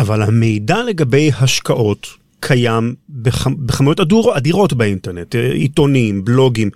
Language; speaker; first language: Hebrew; native; Hebrew